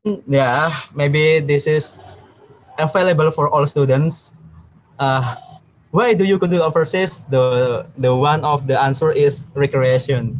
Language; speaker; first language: English; non-native, learner; Indonesian